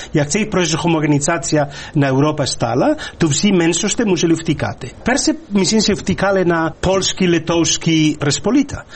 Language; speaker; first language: Ukrainian; non-native, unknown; Spanish